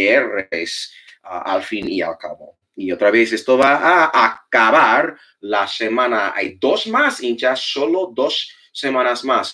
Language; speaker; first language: Spanish; non-native, fluent; English